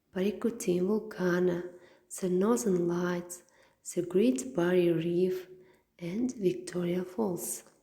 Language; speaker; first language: English; non-native, fluent; Kazakh